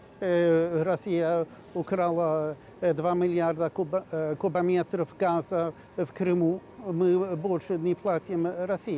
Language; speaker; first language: Russian; non-native, fluent; Swedish